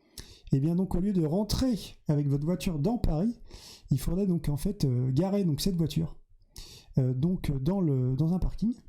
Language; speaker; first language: French; native; French